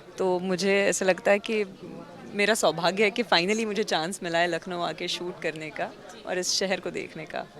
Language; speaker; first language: Hindi; non-native, local second language; Marathi